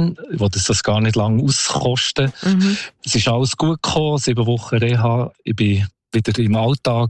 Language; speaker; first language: German; native; German